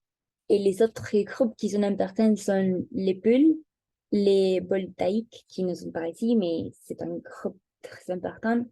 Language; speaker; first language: French; non-native, learner; Spanish